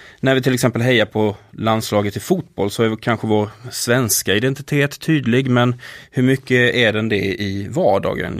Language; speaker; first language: Swedish; native; Swedish